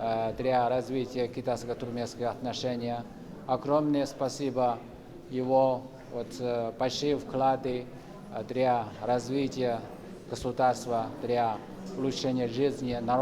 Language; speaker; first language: Russian; non-native, fluent; Chinese